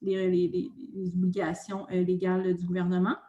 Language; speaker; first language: French; native; French